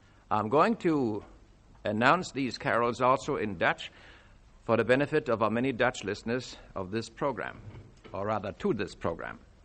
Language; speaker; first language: English; non-native, fluent; Dutch